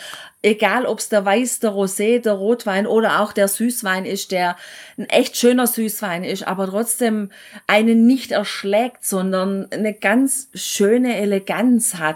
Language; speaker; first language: German; native; German